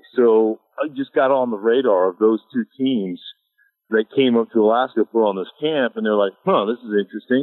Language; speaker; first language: English; native; English